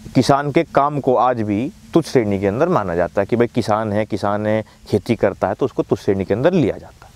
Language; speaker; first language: Hindi; native; Hindi